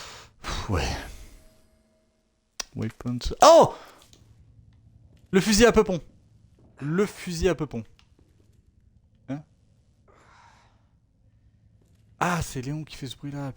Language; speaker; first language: French; native; French